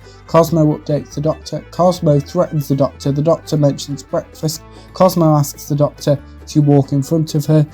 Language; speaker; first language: English; native; English